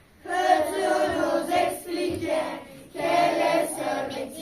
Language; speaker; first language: French; non-native, learner; Turkish